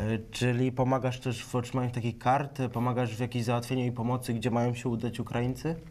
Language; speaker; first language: Polish; native; Polish